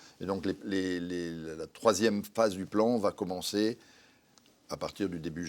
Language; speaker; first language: French; native; French